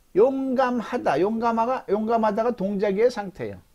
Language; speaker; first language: Korean; native; Korean